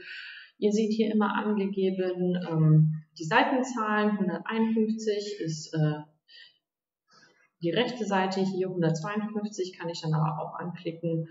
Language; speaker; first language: German; native; German